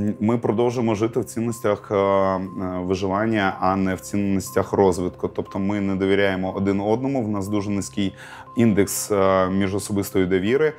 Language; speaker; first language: Ukrainian; non-native, local second language; Russian